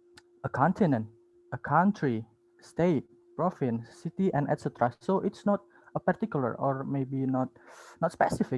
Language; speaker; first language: English; non-native, learner; Indonesian